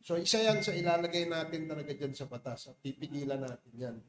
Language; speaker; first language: Filipino; native; Filipino